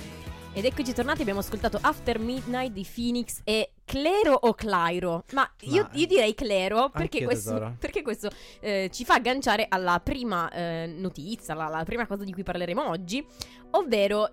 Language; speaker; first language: Italian; native; Italian